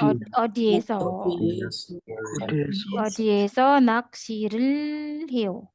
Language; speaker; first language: Korean; non-native, fluent; Indonesian